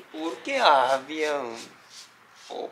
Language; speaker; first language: Spanish; non-native, learner; Japanese